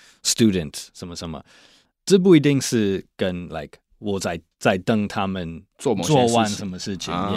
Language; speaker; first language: Chinese; non-native, fluent; English